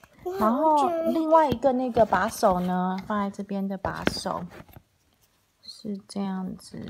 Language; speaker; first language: Chinese; native; Chinese